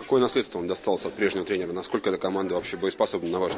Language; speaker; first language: Russian; native; Russian